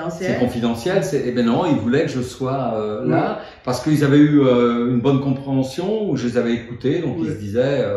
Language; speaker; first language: French; native; French